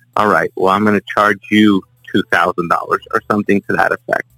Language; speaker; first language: English; native; English